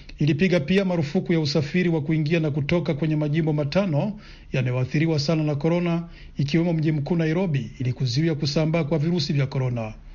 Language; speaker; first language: Swahili; non-native, local second language; Rundi